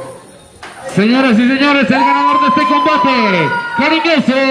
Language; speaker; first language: Spanish; native; Spanish